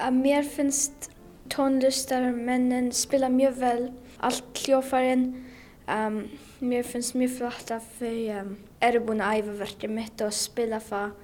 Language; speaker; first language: Icelandic; non-native, learner; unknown